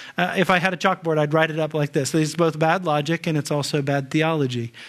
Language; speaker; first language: English; native; English